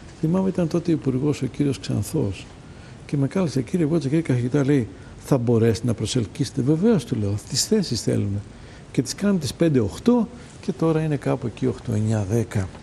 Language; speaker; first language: Greek; early bilingual, heritage; Greek